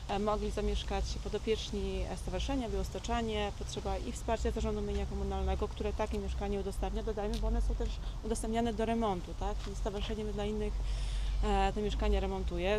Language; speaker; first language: Polish; native; Polish